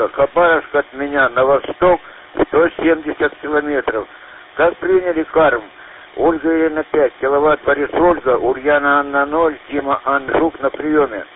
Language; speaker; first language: Russian; native; Russian